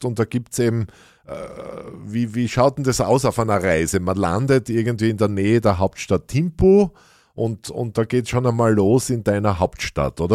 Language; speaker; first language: German; native; German